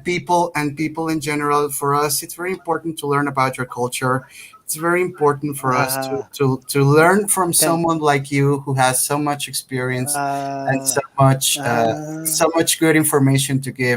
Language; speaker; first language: English; non-native, fluent; Spanish